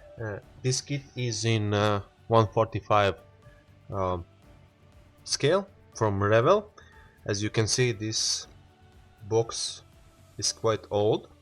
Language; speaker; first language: English; non-native, learner; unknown